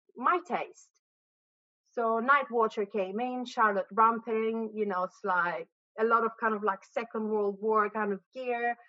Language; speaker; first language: English; non-native, fluent; Greek